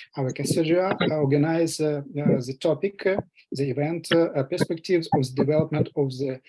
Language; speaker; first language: English; non-native, fluent; Russian